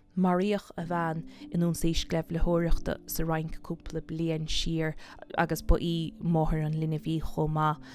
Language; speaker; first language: Irish; native; Irish